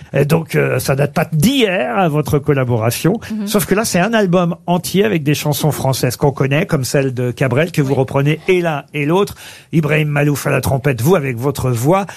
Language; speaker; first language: French; native; French